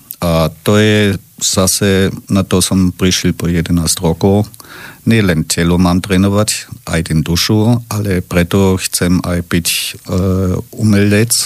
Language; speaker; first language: Slovak; non-native, learner; German